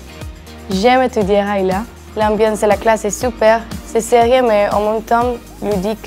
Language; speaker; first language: French; non-native, learner; Spanish